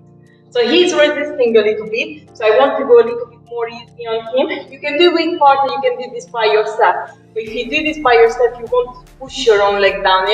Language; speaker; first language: English; non-native, fluent; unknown